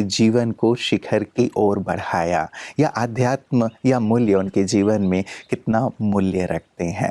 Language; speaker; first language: Hindi; native; Hindi